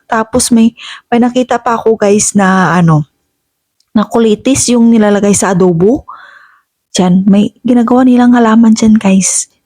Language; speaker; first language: Filipino; non-native, local second language; Hiligaynon